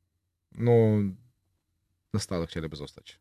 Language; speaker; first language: Polish; non-native, learner; Russian